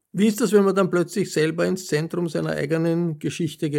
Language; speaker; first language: German; native; German